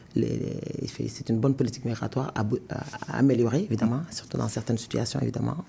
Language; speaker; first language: French; non-native, local second language; Wolof